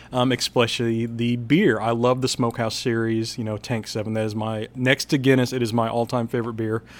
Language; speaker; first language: English; native; English